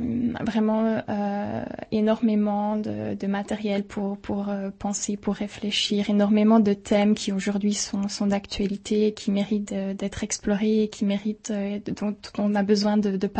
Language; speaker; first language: French; native; French